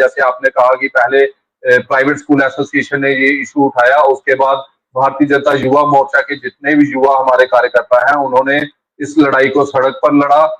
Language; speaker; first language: Hindi; non-native, local second language; Dogri